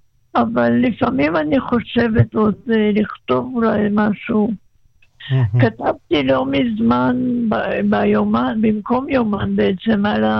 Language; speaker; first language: Hebrew; non-native, local second language; German